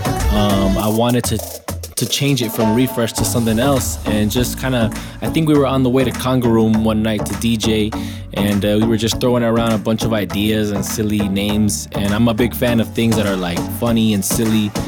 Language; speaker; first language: English; native; English